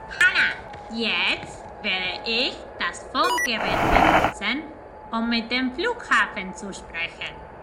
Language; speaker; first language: German; non-native, fluent; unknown